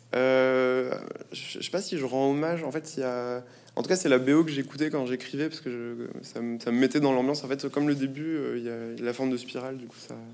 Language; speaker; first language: French; native; French